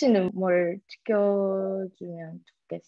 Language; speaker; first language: Korean; early bilingual, heritage; Japanese